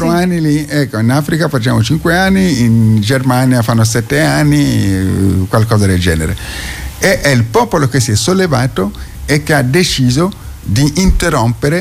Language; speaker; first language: Italian; non-native, fluent; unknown